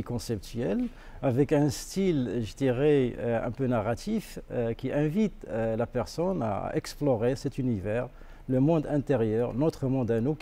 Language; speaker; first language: French; non-native, local second language; Arabic